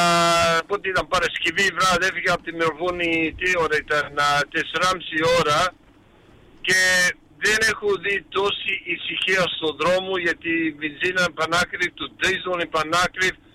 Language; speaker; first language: Greek; early bilingual, heritage; Greek